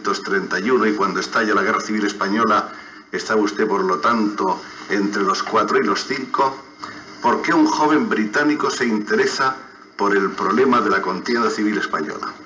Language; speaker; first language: Spanish; native; Spanish